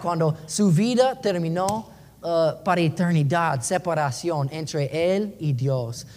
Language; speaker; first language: Spanish; non-native, learner; English